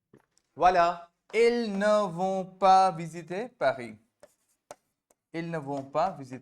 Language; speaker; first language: French; non-native, fluent; Hindi